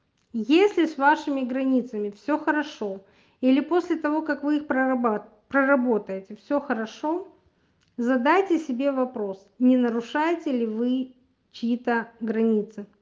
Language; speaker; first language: Russian; native; Russian